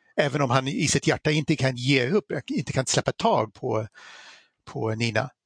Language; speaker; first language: Swedish; non-native, fluent; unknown